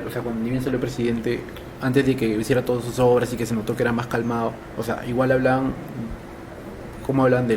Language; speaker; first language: Spanish; native; Spanish